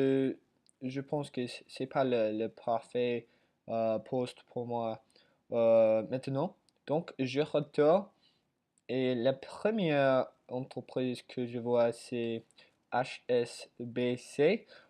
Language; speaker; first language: French; non-native, learner; English